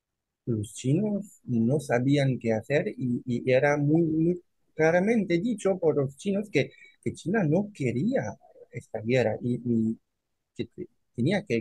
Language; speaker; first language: Spanish; non-native, fluent; French